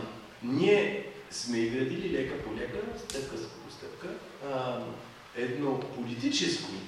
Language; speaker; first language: Bulgarian; non-native, fluent; French